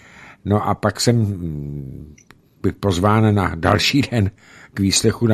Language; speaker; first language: Czech; native; Czech